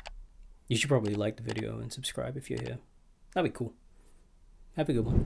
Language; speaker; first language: English; native; English